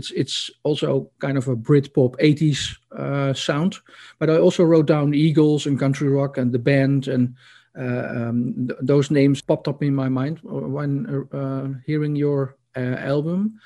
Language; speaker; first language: English; non-native, fluent; Dutch